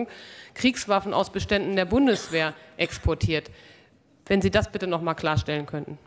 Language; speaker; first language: German; native; German